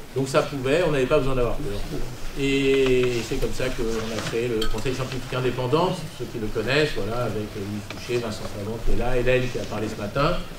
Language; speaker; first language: French; native; French